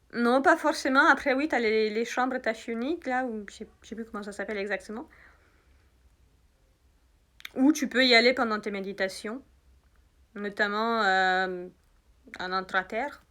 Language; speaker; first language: French; native; French